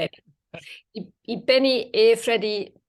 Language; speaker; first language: Spanish; non-native, learner; English